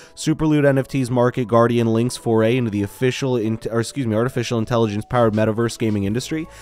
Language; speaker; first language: English; native; English